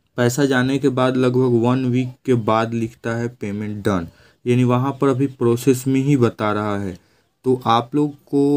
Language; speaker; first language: Hindi; native; Hindi